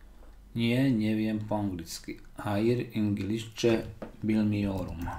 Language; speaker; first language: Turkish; non-native, learner; Slovak